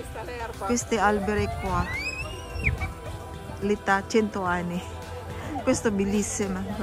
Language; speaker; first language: Italian; non-native, fluent; Filipino